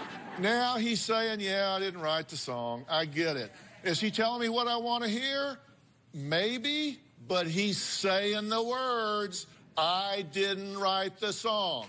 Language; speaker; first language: English; native; English